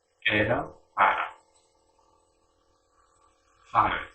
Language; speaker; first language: Portuguese; non-native, learner; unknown